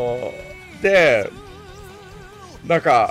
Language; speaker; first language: Japanese; non-native, learner; English